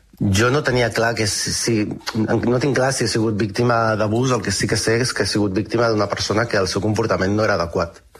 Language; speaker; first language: Catalan; native; Catalan